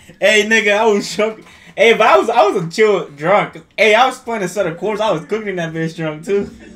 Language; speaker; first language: English; early bilingual, other home language; Spanish